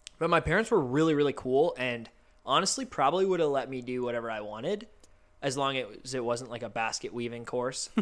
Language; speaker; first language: English; early bilingual, other home language; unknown